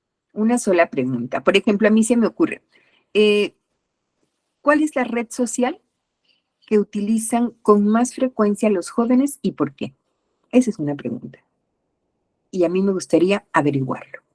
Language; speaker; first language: Spanish; native; Spanish